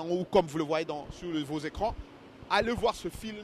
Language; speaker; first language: French; non-native, local second language; Lingala